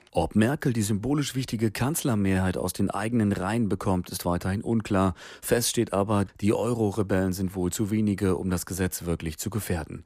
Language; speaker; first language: German; native; German